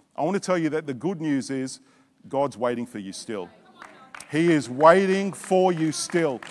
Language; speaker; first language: English; native; English